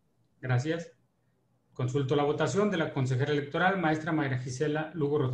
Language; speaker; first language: Spanish; native; Spanish